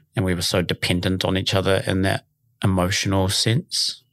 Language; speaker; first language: English; native; English